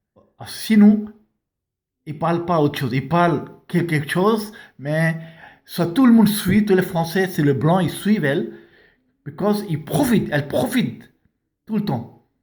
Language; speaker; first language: French; non-native, learner; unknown